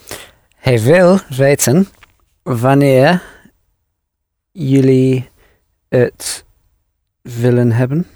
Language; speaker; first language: Dutch; non-native, learner; English